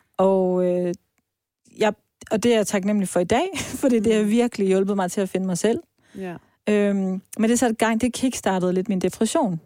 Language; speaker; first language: Danish; early bilingual, other home language; Persian